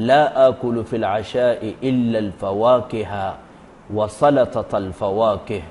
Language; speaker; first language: Arabic; non-native, fluent; Urdu